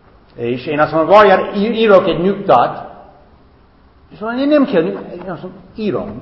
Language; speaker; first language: Hungarian; non-native, fluent; English